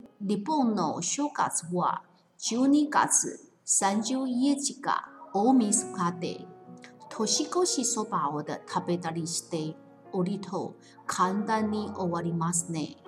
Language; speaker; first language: Japanese; non-native, fluent; Chinese